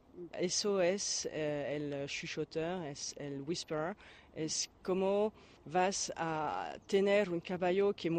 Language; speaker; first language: Spanish; non-native, learner; French